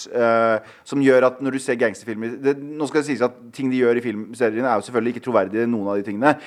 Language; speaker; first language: Norwegian; early bilingual, other home language; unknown